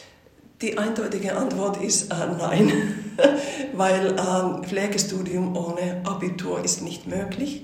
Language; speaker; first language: German; non-native, fluent; Finnish